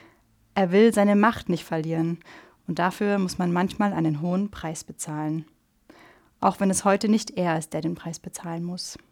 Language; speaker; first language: German; native; German